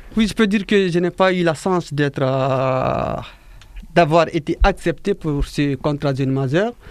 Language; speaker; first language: French; non-native, fluent; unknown